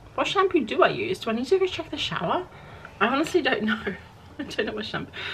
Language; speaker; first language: English; native; English